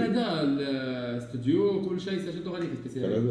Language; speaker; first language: Arabic; native; Arabic